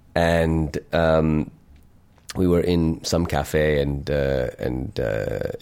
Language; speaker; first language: English; non-native, local second language; Urdu